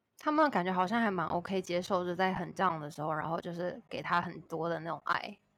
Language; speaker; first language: Chinese; native; Chinese